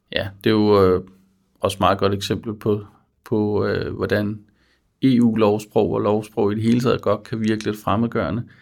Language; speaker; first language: Danish; native; Danish